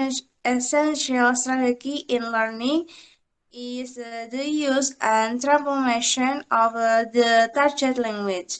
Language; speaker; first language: English; non-native, learner; Indonesian